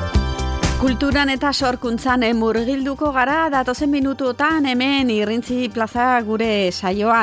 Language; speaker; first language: Basque; native; Basque